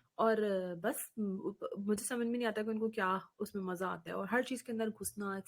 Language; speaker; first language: Urdu; native; Urdu